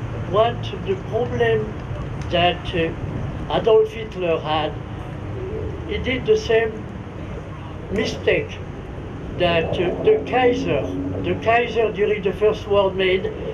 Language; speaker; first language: English; non-native, fluent; French